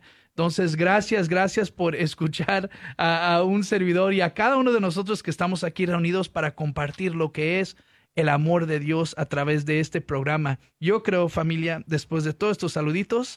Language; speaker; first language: Spanish; early bilingual, heritage; Spanish